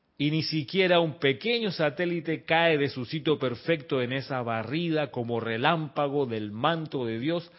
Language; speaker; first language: Spanish; native; Spanish